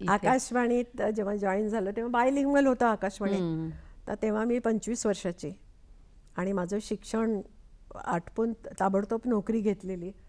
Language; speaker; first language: Marathi; non-native, local second language; Konkani